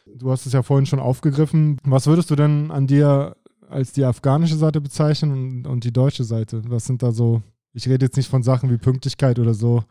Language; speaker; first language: German; native; German